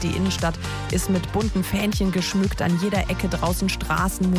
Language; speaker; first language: German; native; German